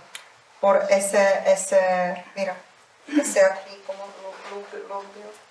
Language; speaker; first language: Spanish; non-native, fluent; Czech